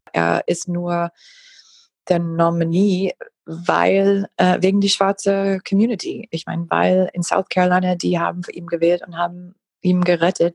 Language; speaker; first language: German; non-native, fluent; English